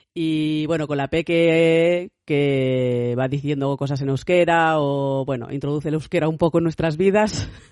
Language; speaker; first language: Spanish; native; Spanish